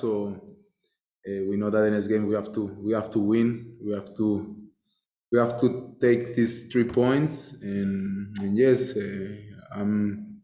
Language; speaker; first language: English; non-native, fluent; Spanish